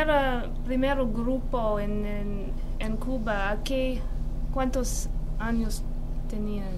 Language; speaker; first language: Spanish; non-native, fluent; English